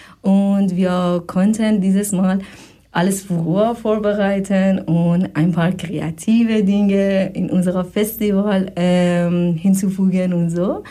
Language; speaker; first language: German; non-native, fluent; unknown